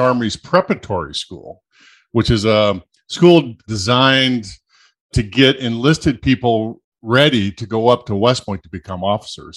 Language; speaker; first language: English; native; English